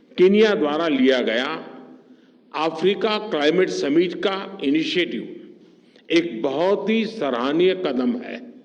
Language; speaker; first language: Hindi; non-native, local second language; Gujarati